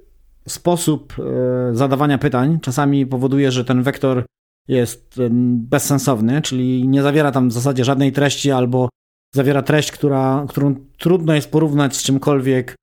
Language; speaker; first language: Polish; native; Polish